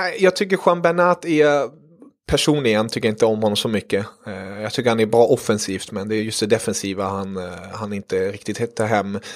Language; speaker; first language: Swedish; early bilingual, other home language; German